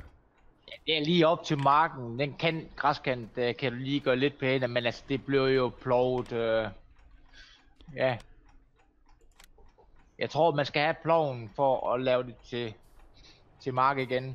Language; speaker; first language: Danish; native; Danish